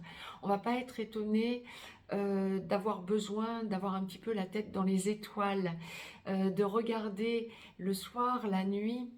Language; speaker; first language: French; native; French